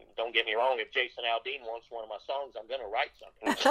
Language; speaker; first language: English; native; English